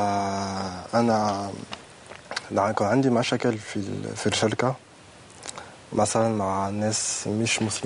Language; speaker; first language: Arabic; non-native, learner; French